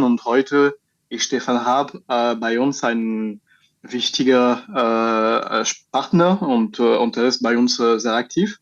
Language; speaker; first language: German; non-native, fluent; French